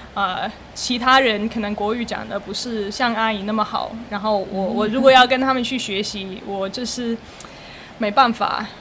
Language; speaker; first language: Chinese; non-native, fluent; English